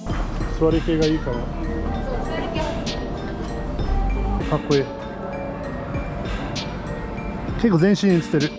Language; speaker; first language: Japanese; non-native, fluent; English